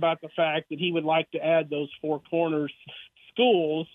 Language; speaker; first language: English; native; English